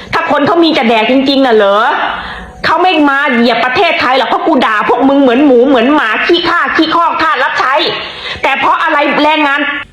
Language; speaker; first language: Thai; native; Thai